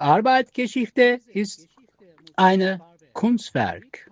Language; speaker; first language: German; non-native, learner; Turkish